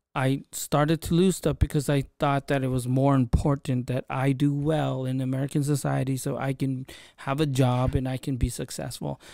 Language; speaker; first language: English; native; English